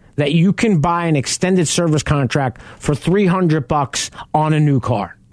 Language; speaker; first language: English; native; English